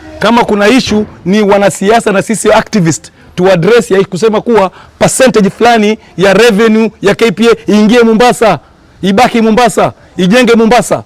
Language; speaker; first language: Swahili; native; Swahili